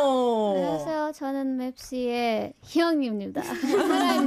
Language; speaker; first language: Korean; non-native, fluent; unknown